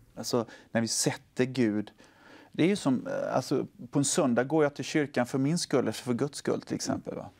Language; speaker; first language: Swedish; native; Swedish